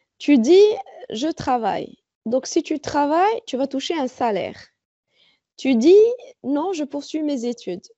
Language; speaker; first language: French; non-native, local second language; Arabic